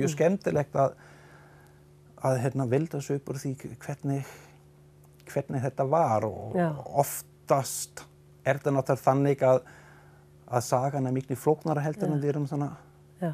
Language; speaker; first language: Icelandic; non-native, fluent; Danish